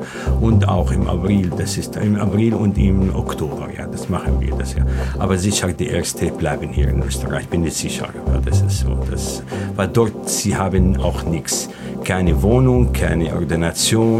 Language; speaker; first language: German; non-native, learner; Arabic